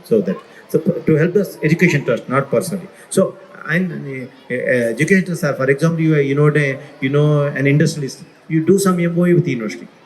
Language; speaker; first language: English; non-native, local second language; Telugu